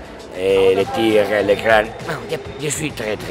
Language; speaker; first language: French; non-native, learner; Spanish